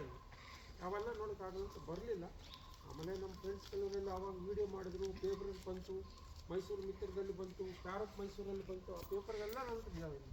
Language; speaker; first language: Kannada; native; Kannada